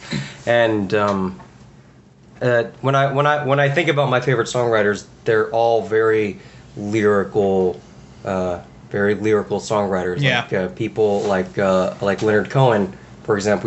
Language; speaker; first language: English; native; English